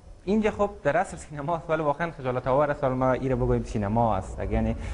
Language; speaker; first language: Persian; native; Persian